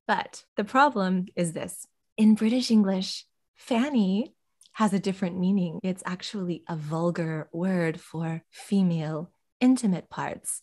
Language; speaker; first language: English; native; English